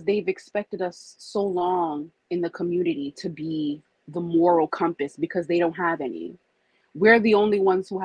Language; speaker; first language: English; native; English